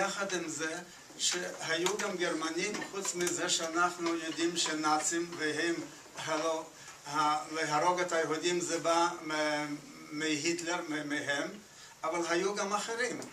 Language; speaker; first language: Hebrew; non-native, fluent; Yiddish